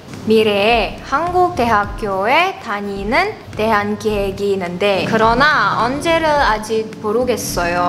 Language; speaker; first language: Korean; non-native, learner; Indonesian